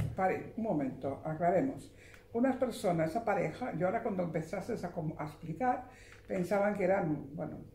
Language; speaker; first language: Spanish; early bilingual, heritage; Spanish